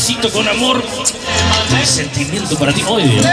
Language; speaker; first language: Spanish; native; Spanish